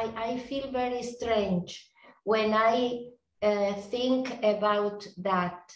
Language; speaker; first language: English; non-native, learner; Spanish